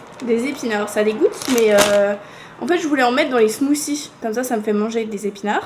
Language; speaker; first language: French; native; French